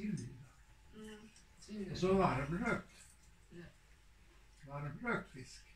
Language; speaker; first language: Swedish; native; Swedish